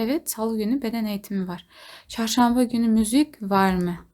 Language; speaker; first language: Turkish; non-native, learner; Kazakh